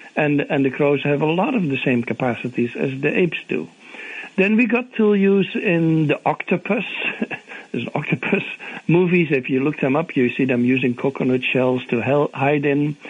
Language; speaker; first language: English; non-native, fluent; Dutch